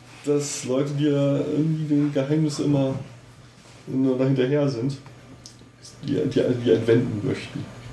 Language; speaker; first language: German; native; German